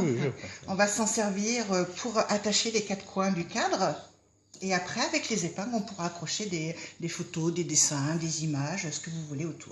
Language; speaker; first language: French; native; French